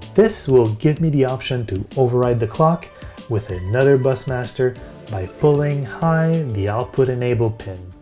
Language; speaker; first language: English; native; English